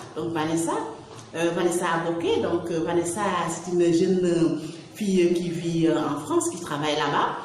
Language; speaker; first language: French; non-native, local second language; Wolof